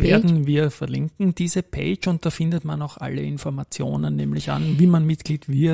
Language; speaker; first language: German; native; German